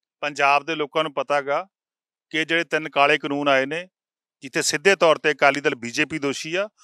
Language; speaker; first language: Punjabi; native; Punjabi